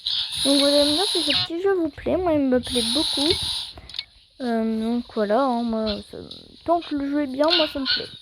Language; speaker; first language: French; native; French